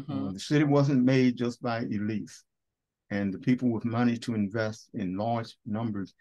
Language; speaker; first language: English; native; English